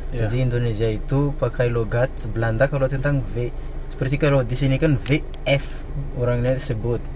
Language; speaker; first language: Indonesian; non-native, fluent; Malagasy